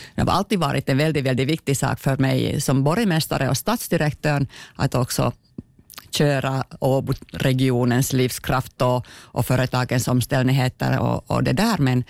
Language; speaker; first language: Swedish; non-native, local second language; Finnish